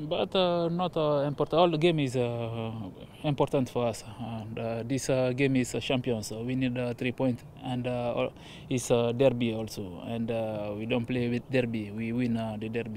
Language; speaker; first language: English; non-native, learner; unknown